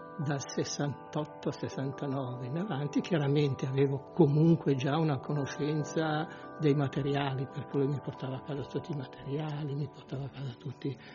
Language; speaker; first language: Italian; native; Italian